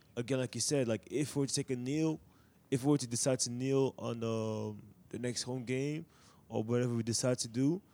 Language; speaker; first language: English; native; English